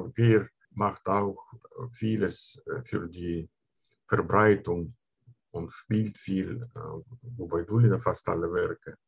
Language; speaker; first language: German; non-native, fluent; Russian